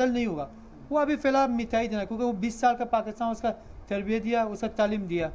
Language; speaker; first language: Hindi; non-native, learner; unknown